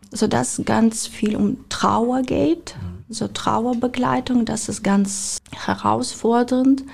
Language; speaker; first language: German; non-native, learner; Ukrainian